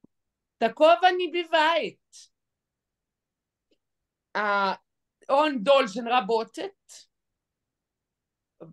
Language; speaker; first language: Russian; non-native, fluent; Hebrew